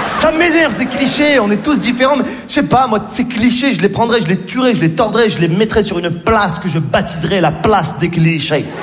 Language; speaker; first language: French; native; French